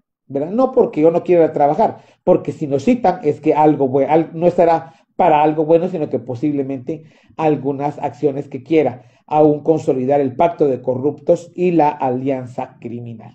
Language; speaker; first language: Spanish; native; Spanish